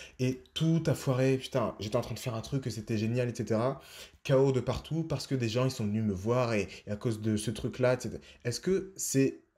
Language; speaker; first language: French; native; French